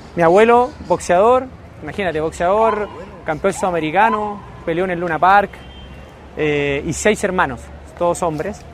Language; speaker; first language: Spanish; native; Spanish